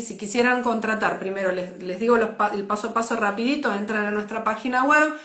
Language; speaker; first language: Spanish; native; Spanish